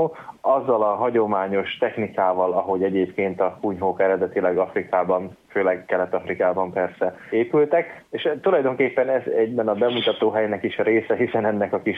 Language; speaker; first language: Hungarian; native; Hungarian